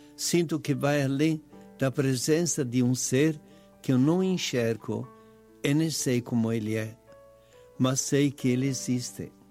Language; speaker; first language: Portuguese; non-native, fluent; Italian